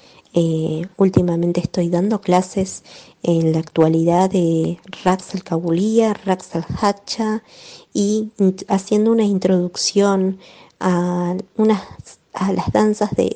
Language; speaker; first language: Spanish; native; Spanish